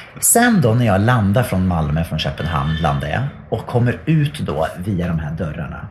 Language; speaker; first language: Swedish; native; Swedish